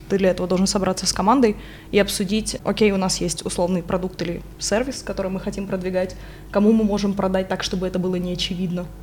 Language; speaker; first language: Russian; non-native, local second language; Ukrainian